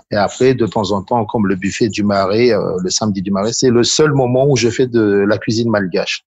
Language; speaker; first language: French; non-native, local second language; Malagasy